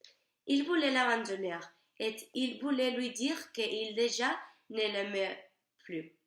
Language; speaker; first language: French; non-native, learner; Spanish